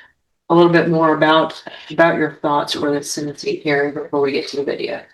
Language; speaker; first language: English; native; English